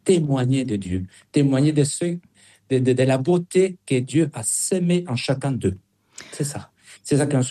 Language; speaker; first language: French; non-native, fluent; Spanish